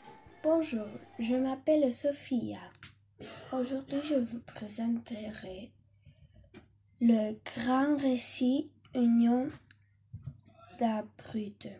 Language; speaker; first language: French; non-native, learner; Catalan